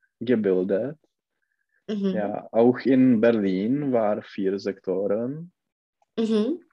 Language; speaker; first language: German; non-native, learner; Czech